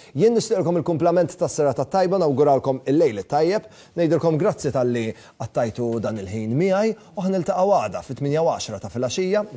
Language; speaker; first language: Maltese; native; Maltese